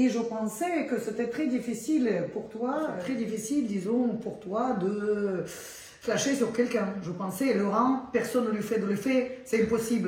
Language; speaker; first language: French; non-native, fluent; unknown